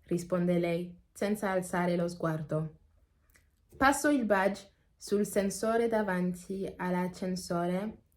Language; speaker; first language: Italian; non-native, learner; English